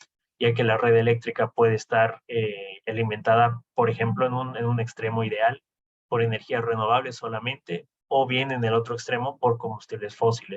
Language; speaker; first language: Spanish; native; Spanish